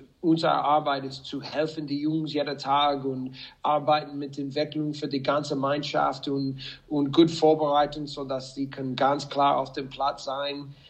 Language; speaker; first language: German; non-native, fluent; English